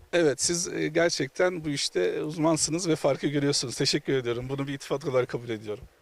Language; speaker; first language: Turkish; native; Turkish